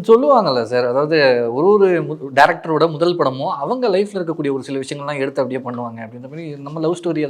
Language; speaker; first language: Tamil; native; Tamil